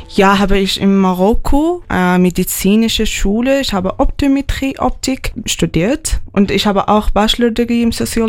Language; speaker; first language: German; non-native, learner; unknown